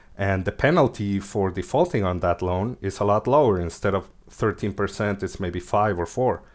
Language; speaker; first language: English; early bilingual, other home language; Spanish